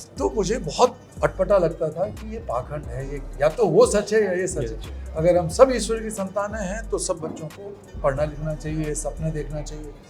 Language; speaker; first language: Hindi; native; Hindi